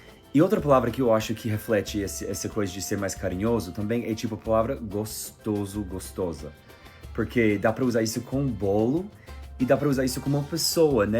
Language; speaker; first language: Portuguese; non-native, fluent; English